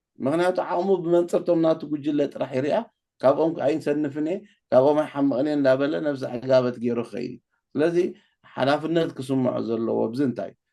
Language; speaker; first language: Tigrinya; native; Tigrinya